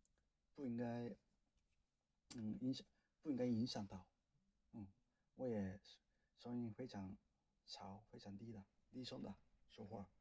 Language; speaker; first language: Chinese; non-native, learner; Japanese